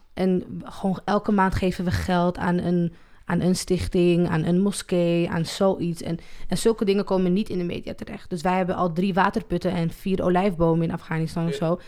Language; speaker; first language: Dutch; early bilingual, other home language; Arabic